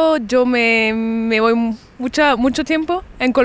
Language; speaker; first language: Spanish; early bilingual, heritage; French